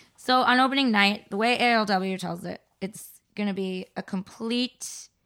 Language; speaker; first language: English; native; English